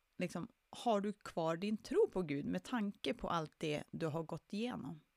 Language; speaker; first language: Swedish; native; Swedish